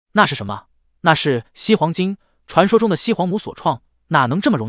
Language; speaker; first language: Chinese; native; Chinese